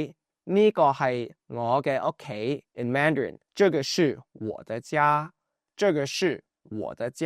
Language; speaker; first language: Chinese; non-native, fluent; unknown